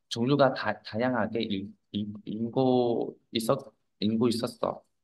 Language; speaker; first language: Korean; non-native, fluent; Vietnamese